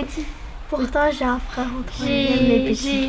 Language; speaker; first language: French; native; French